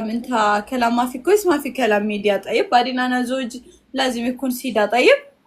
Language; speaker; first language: Arabic; non-native, learner; Amharic